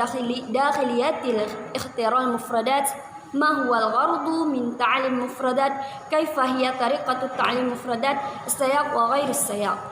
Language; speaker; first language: Arabic; non-native, learner; Indonesian